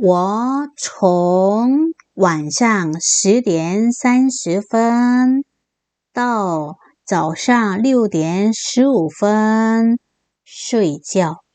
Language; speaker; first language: Chinese; non-native, fluent; Korean